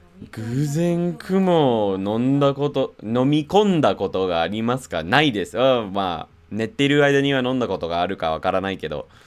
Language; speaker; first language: Japanese; non-native, fluent; English